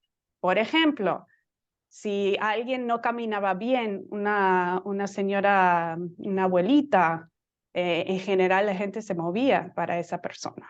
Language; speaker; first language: Spanish; non-native, fluent; English